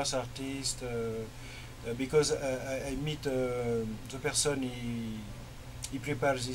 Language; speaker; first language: English; non-native, learner; French